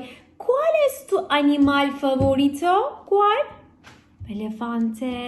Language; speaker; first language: Spanish; non-native, learner; Turkish